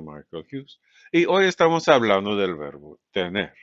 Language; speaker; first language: Spanish; non-native, fluent; English